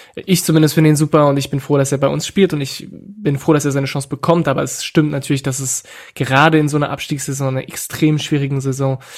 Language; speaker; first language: German; non-native, fluent; French